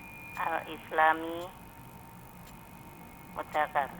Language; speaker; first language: Arabic; non-native, learner; Indonesian